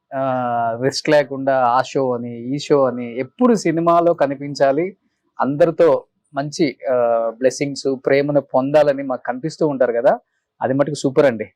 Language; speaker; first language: Telugu; native; Telugu